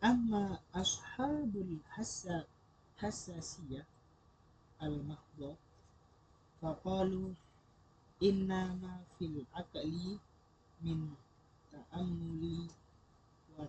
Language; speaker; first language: Arabic; non-native, learner; Indonesian